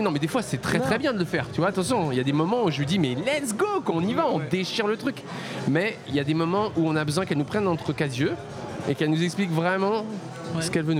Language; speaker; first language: French; native; French